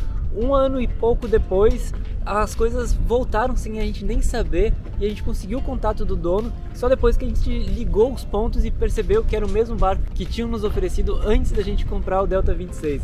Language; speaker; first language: Portuguese; native; Portuguese